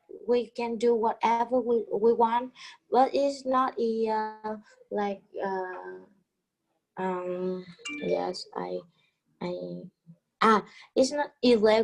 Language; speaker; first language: English; non-native, learner; Vietnamese